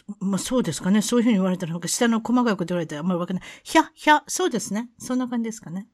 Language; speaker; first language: Japanese; native; Japanese